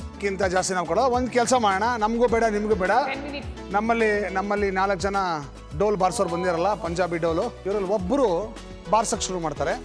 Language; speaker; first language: Kannada; native; Kannada